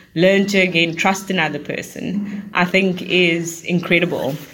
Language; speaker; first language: English; native; English